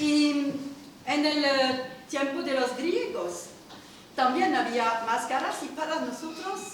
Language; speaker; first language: Spanish; non-native, learner; French